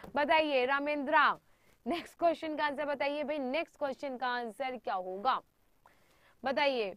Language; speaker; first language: Hindi; native; Hindi